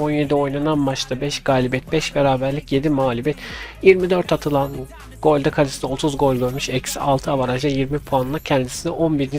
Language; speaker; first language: Turkish; native; Turkish